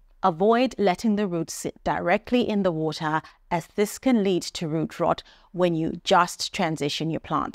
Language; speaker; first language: English; native; English